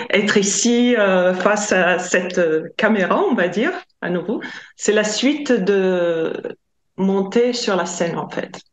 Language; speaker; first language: French; non-native, fluent; Latvian